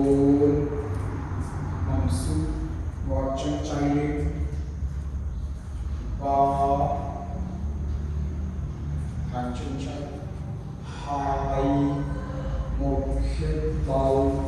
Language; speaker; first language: Vietnamese; non-native, learner; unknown